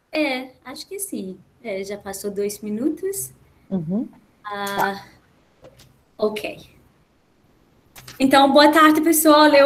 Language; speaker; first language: Portuguese; non-native, fluent; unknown